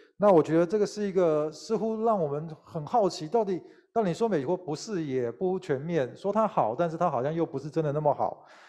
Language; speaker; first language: Chinese; native; Chinese